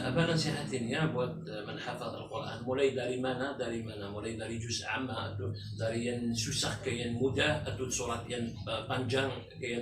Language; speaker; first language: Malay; non-native, fluent; Arabic